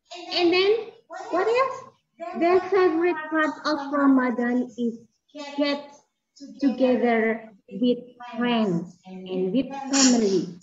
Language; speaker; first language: English; non-native, learner; Indonesian